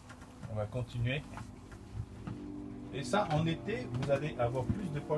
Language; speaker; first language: French; native; French